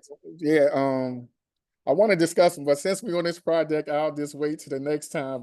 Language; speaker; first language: English; native; English